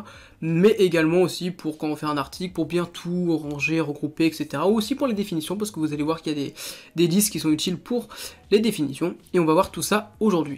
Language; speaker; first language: French; native; French